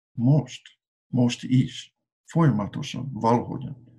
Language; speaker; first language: Hungarian; non-native, learner; English